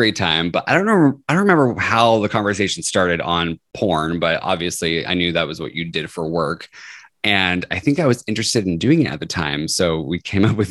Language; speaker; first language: English; native; English